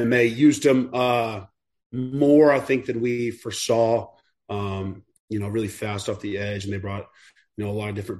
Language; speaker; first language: English; native; English